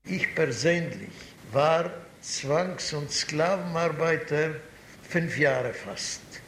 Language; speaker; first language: German; non-native, fluent; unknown